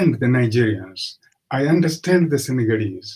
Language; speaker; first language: English; non-native, local second language; Swahili